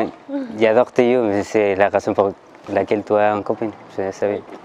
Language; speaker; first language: French; non-native, learner; Spanish